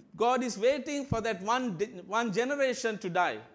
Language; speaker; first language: English; non-native, local second language; Sinhala